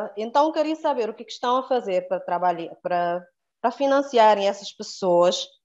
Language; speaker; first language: Portuguese; non-native, local second language; Kabuverdianu